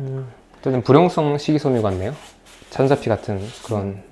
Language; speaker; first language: Korean; native; Korean